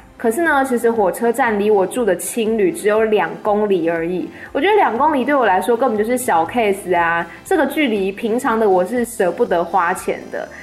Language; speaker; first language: Chinese; native; Chinese